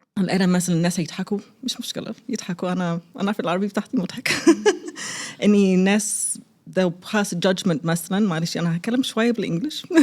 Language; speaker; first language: Egyptian Arabic; early bilingual, heritage; Arabic